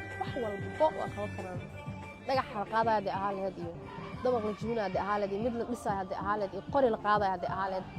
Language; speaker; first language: Somali; early bilingual, heritage; Somali